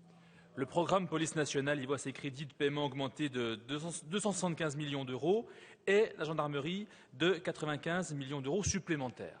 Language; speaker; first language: French; native; French